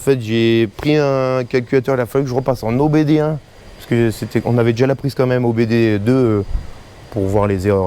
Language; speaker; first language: French; native; French